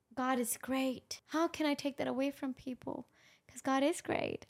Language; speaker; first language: English; non-native, local second language; Urdu